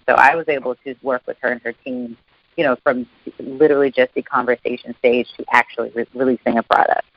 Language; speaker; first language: English; native; English